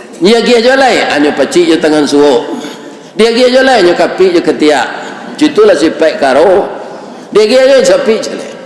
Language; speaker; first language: Malay; non-native, local second language; Minangkabau